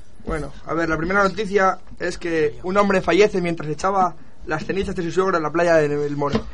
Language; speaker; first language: Spanish; native; Spanish